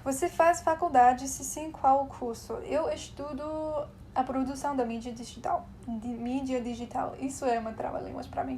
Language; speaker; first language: Portuguese; non-native, fluent; English